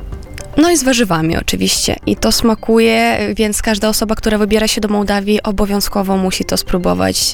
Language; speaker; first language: Polish; non-native, fluent; Romanian